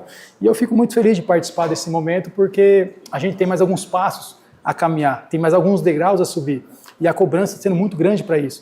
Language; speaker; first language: Portuguese; native; Portuguese